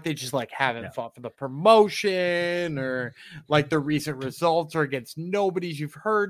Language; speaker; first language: English; native; English